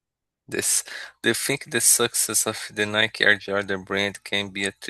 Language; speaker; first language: English; non-native, learner; Portuguese